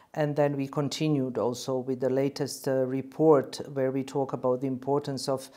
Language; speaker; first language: English; non-native, fluent; Bosnian